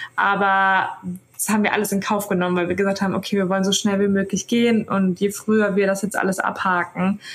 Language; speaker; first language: German; native; German